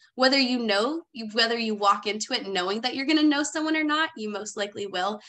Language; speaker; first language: English; native; English